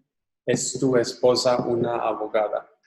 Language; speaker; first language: Spanish; non-native, learner; English